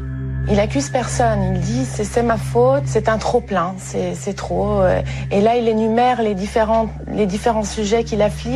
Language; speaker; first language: French; native; French